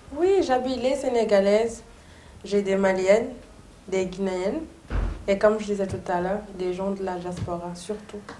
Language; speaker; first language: French; non-native, local second language; Soninke